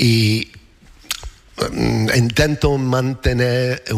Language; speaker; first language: Spanish; non-native, fluent; English